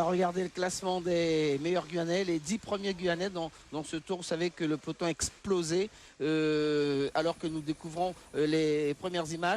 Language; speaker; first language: French; native; French